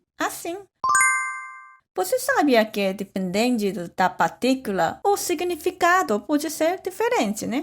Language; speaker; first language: Portuguese; non-native, fluent; Korean